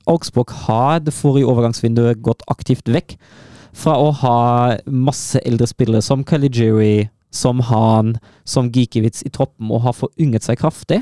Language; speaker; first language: Norwegian; non-native, fluent; German